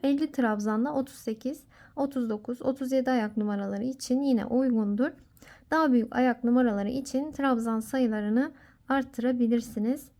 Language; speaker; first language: Turkish; native; Turkish